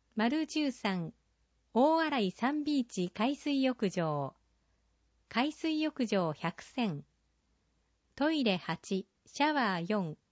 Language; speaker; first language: Japanese; native; Japanese